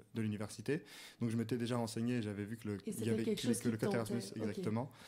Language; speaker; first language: French; native; French